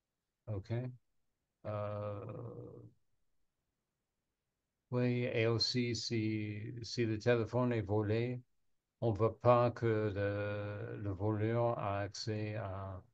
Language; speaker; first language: French; non-native, learner; English